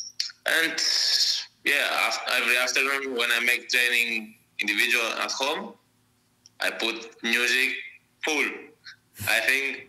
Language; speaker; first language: English; non-native, fluent; Greek